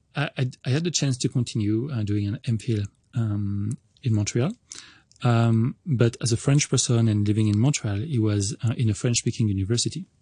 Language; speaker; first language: English; non-native, fluent; French